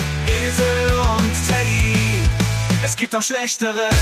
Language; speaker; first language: German; native; German